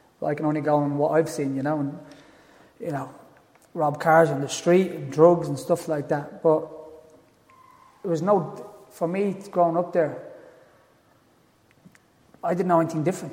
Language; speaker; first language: English; native; English